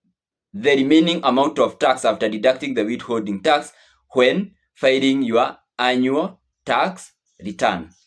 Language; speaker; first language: English; non-native, local second language; Swahili